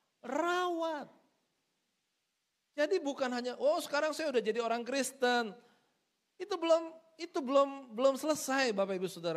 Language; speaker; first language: Indonesian; native; Indonesian